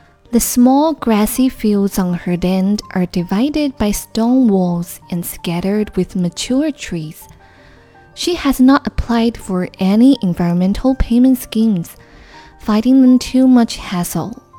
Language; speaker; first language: English; non-native, fluent; Chinese